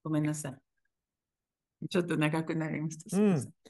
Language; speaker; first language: Japanese; non-native, fluent; Hebrew